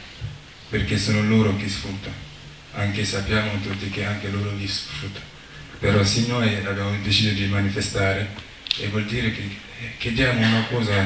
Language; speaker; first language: Italian; non-native, learner; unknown